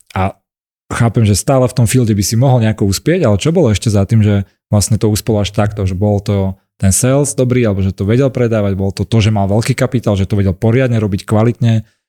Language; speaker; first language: Slovak; native; Slovak